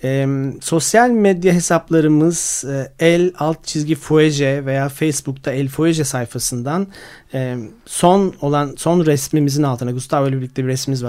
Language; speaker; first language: Turkish; native; Turkish